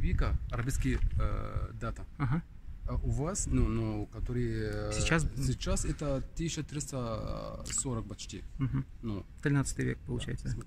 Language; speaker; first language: Russian; non-native, learner; Arabic